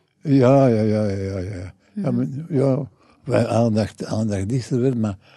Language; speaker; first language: Dutch; non-native, fluent; English